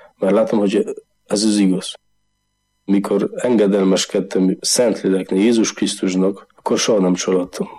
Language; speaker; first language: Hungarian; non-native, learner; Polish